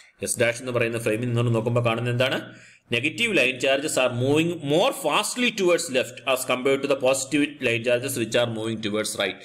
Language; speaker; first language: English; non-native, local second language; Malayalam